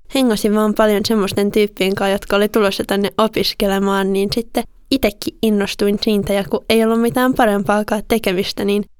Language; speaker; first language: Finnish; native; Finnish